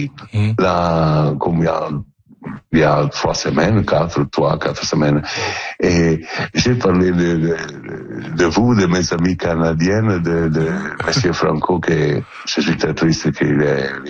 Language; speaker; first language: French; non-native, learner; Italian